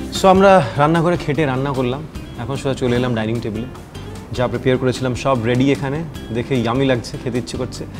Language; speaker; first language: Bangla; early bilingual, heritage; Bangla